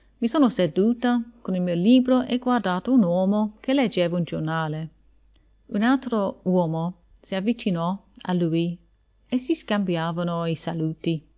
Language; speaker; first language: Italian; non-native, fluent; English